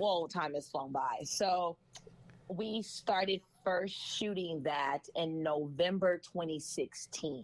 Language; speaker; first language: English; native; English